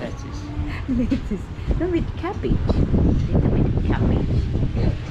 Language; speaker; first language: English; non-native, learner; Thai